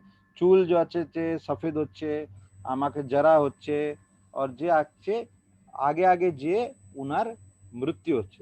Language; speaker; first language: Bangla; non-native, learner; Hindi